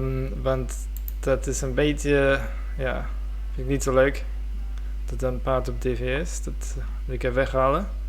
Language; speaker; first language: Dutch; non-native, fluent; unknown